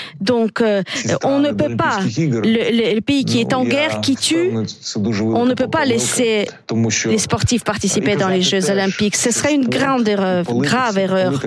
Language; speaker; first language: French; non-native, fluent; Ukrainian